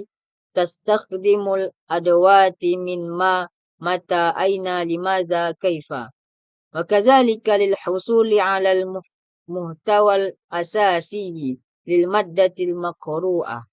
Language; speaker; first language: Arabic; non-native, learner; Indonesian